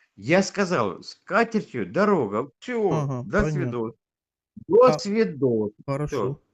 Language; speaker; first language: Russian; native; Russian